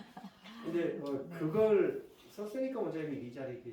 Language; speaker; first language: Korean; native; Korean